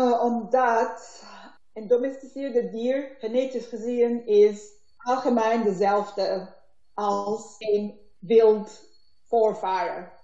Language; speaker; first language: Dutch; non-native, learner; Turkish